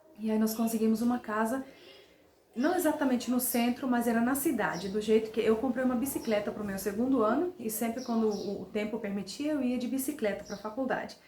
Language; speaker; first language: Portuguese; non-native, fluent; Finnish